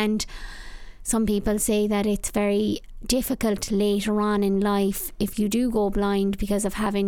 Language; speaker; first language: English; native; English